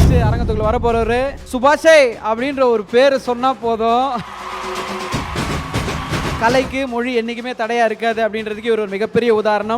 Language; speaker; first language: Tamil; native; Tamil